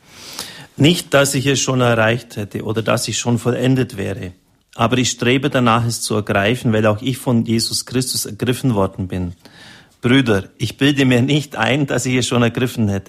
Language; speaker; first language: German; native; German